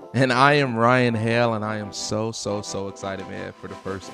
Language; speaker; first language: English; native; English